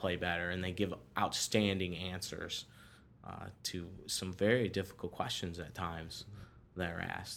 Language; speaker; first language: English; native; English